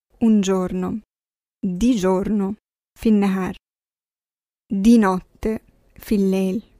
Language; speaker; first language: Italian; non-native, fluent; Arabic